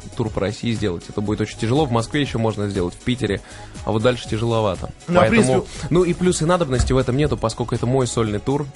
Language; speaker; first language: Russian; native; Russian